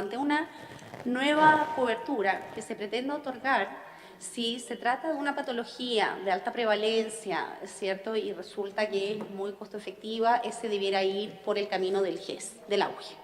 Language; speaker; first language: Spanish; native; Spanish